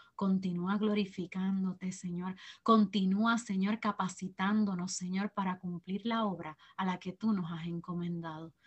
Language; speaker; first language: Spanish; native; Spanish